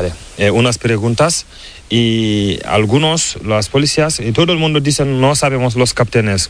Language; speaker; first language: Spanish; non-native, learner; Fula